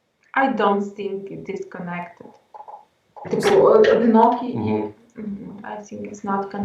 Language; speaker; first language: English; non-native, learner; Ukrainian